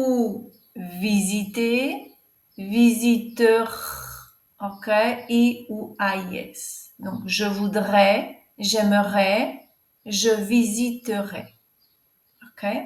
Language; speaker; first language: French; non-native, fluent; Portuguese